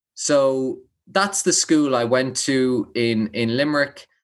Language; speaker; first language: English; native; English